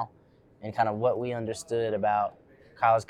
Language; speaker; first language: English; native; English